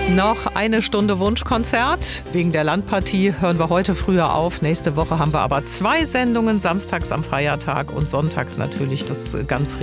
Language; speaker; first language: German; native; German